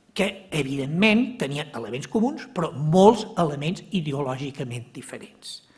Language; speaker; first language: Catalan; native; Catalan